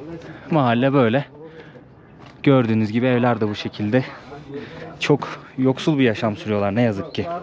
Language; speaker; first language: Turkish; native; Turkish